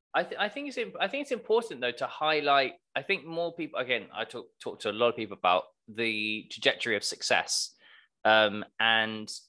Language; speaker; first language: English; native; English